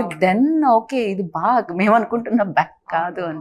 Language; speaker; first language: Telugu; native; Telugu